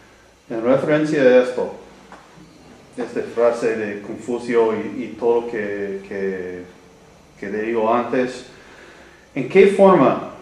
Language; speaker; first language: Spanish; non-native, learner; English